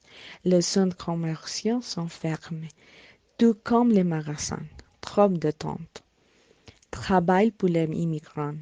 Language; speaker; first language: French; non-native, learner; Spanish